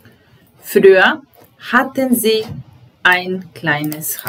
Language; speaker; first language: German; non-native, fluent; Serbian